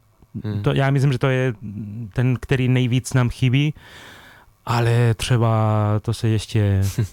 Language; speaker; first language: Czech; non-native, fluent; Spanish